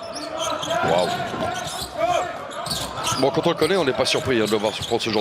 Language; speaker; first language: French; native; French